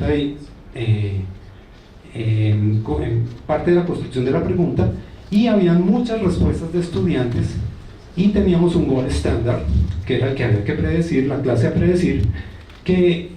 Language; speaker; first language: Spanish; native; Spanish